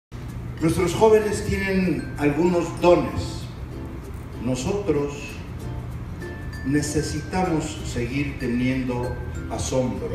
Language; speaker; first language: Spanish; native; Spanish